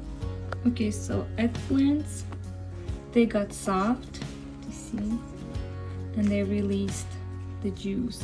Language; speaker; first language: English; non-native, fluent; Russian